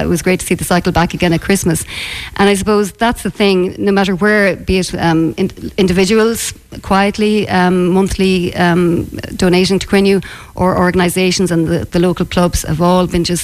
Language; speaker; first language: English; native; English